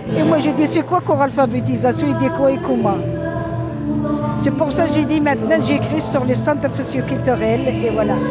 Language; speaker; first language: French; non-native, learner; Arabic